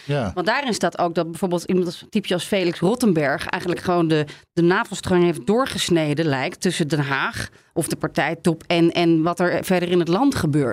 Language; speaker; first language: Dutch; native; Dutch